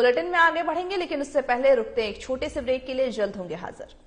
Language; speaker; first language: Hindi; native; Hindi